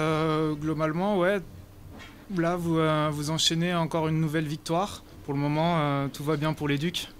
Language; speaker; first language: French; native; French